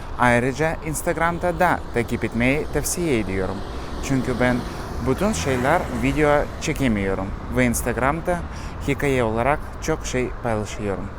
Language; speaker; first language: Turkish; non-native, learner; Russian